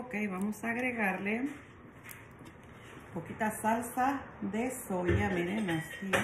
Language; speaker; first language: Spanish; native; Spanish